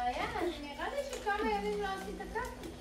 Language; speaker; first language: Hebrew; native; Hebrew